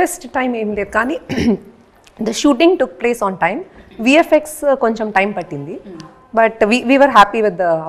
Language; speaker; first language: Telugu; early bilingual, heritage; Telugu